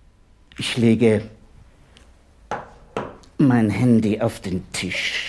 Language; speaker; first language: German; native; German